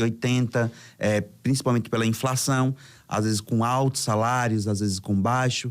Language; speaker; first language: Portuguese; native; Portuguese